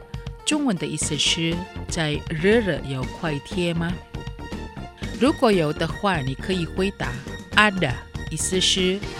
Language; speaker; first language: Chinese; early bilingual, heritage; Chinese